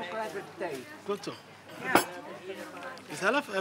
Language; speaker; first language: Dutch; non-native, learner; Somali